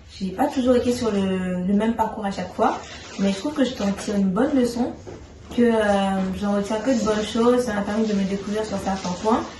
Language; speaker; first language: French; native; French